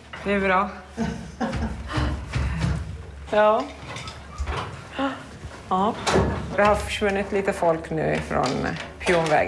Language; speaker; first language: Swedish; non-native, fluent; Arabic